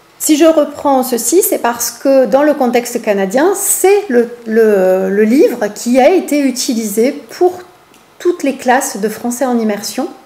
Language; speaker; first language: French; native; French